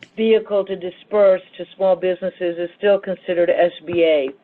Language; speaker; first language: English; early bilingual, other home language; Spanish